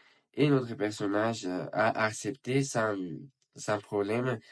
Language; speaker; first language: French; non-native, learner; Spanish